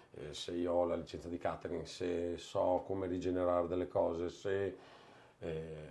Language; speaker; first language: Italian; native; Italian